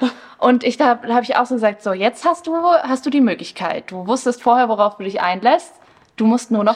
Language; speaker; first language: German; early bilingual, other home language; Spanish